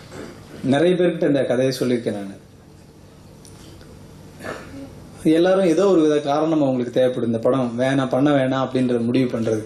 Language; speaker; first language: Tamil; native; Tamil